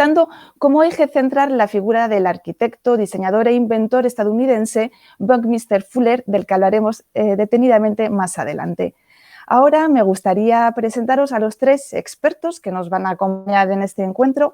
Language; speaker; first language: Spanish; native; Spanish